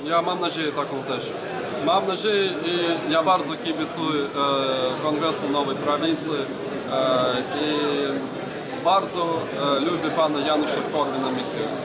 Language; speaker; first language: Polish; non-native, fluent; Belarusian